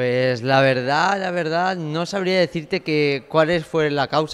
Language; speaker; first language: Spanish; native; Spanish